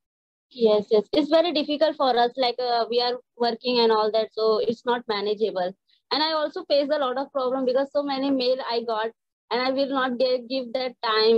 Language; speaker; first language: English; non-native, learner; Hindi